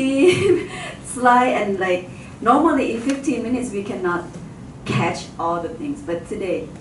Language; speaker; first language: English; non-native, fluent; Thai